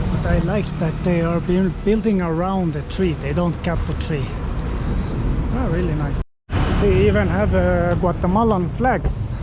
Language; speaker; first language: English; non-native, fluent; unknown